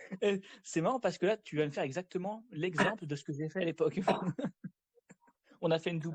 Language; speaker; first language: French; native; French